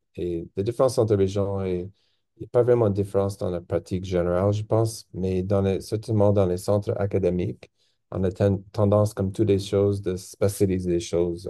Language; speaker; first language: French; non-native, local second language; English